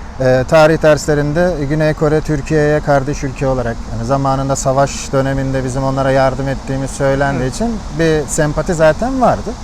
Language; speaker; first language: Turkish; native; Turkish